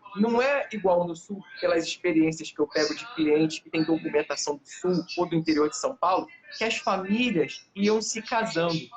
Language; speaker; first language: Portuguese; native; Portuguese